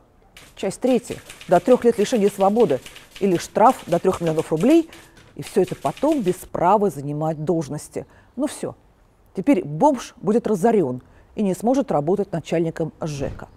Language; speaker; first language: Russian; native; Russian